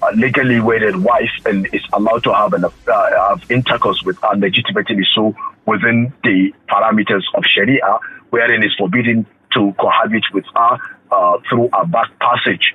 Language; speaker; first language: English; non-native, local second language; Hausa